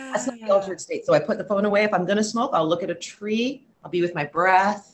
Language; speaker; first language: English; native; English